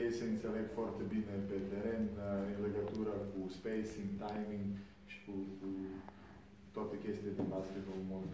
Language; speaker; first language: Romanian; non-native, fluent; Serbian